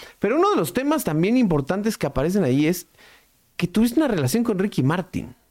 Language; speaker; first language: Spanish; native; Spanish